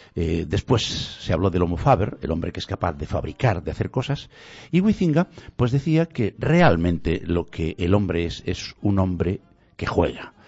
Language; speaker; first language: Spanish; non-native, local second language; Galician